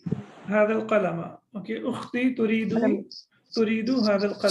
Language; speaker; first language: Arabic; non-native, fluent; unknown